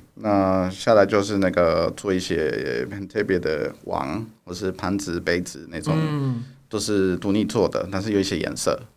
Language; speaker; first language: Chinese; non-native, fluent; Spanish